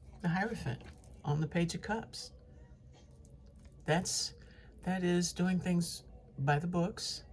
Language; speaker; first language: English; native; English